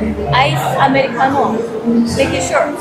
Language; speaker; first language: English; non-native, fluent; Korean